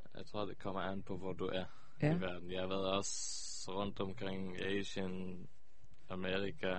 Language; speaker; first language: Danish; early bilingual, heritage; Hebrew